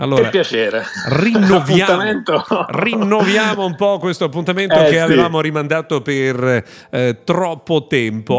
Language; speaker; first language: Italian; native; Italian